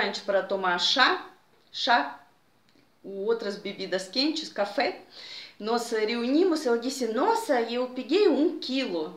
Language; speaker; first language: Portuguese; non-native, fluent; Russian